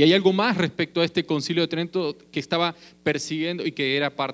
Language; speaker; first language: Spanish; native; Spanish